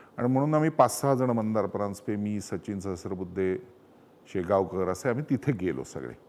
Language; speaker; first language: Marathi; native; Marathi